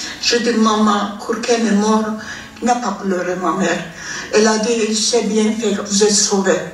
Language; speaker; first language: French; non-native, fluent; Armenian